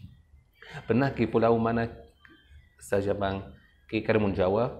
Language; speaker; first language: Indonesian; non-native, fluent; Arabic